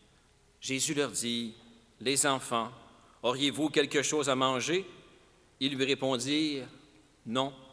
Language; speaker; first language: French; native; French